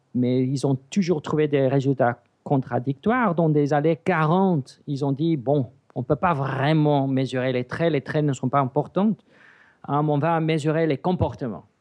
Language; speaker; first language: French; non-native, fluent; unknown